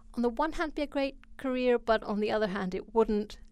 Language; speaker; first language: English; non-native, fluent; Finnish